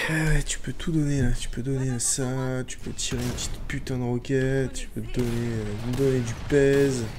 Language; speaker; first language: French; native; French